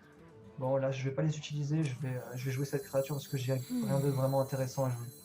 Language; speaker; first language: French; native; French